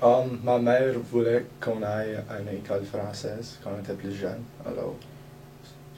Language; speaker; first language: French; non-native, local second language; English